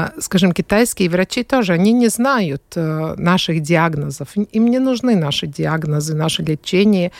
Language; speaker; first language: Russian; non-native, fluent; Latvian